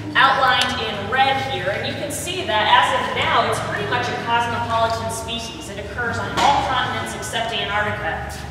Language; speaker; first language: English; native; English